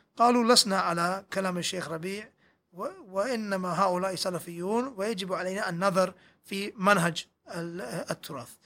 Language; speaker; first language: Arabic; non-native, fluent; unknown